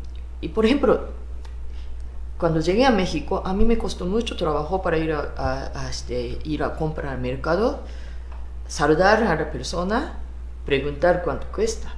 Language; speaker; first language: Spanish; non-native, fluent; Japanese